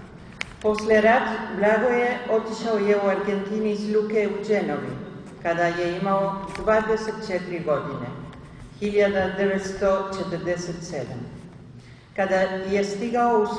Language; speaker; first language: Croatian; early bilingual, heritage; Spanish